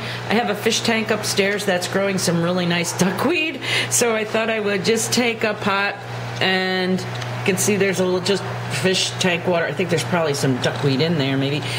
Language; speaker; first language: English; native; English